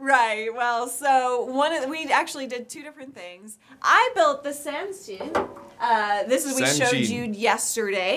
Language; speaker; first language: English; native; English